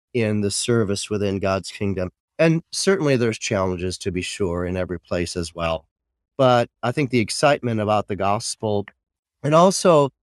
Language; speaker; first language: English; native; English